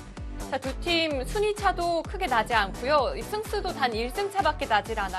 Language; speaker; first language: Korean; native; Korean